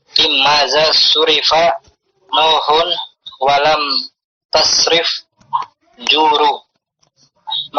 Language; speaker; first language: Arabic; non-native, learner; Indonesian